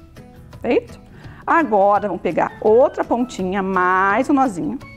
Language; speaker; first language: Portuguese; native; Portuguese